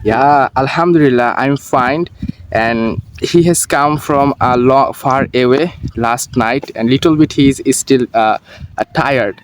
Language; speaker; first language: English; non-native, learner; Bangla